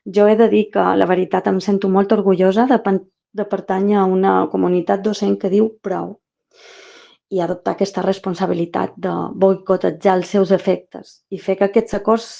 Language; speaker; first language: Catalan; non-native, local second language; Spanish